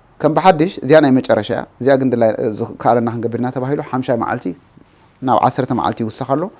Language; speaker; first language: Tigrinya; native; Tigrinya